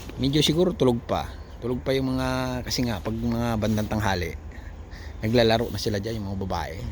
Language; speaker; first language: Filipino; native; Filipino